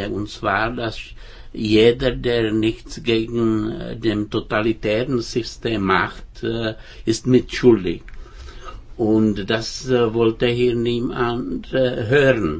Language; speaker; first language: German; non-native, fluent; Czech